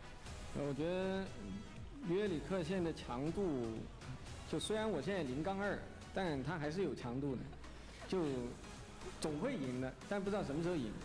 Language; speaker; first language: Chinese; native; Chinese